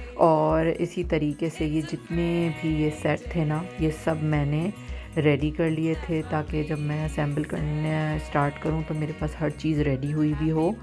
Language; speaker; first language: Urdu; native; Urdu